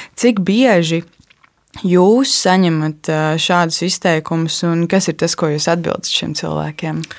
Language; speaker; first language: Latvian; native; Latvian